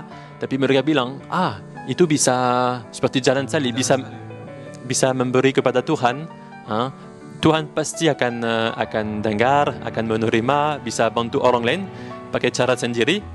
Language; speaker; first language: Indonesian; non-native, learner; French